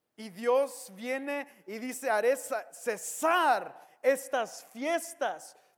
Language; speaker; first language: Spanish; early bilingual, heritage; Spanish